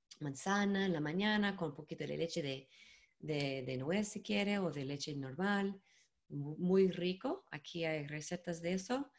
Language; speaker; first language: Spanish; non-native, learner; English